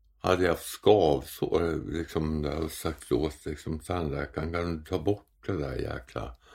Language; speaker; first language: Swedish; native; Swedish